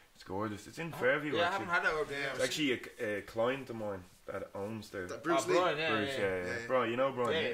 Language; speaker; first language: English; native; English